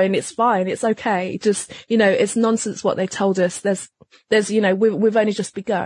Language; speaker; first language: English; native; English